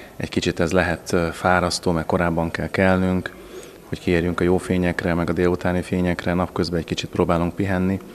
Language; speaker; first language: Hungarian; native; Hungarian